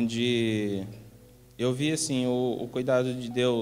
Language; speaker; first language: Portuguese; native; Portuguese